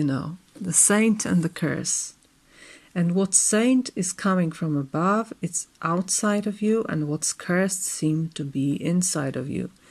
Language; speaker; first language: English; non-native, fluent; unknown